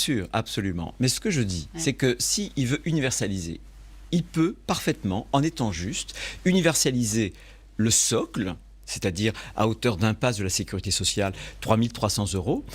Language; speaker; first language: French; native; French